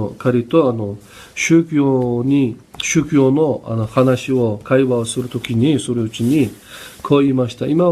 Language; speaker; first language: Japanese; non-native, fluent; Uyghur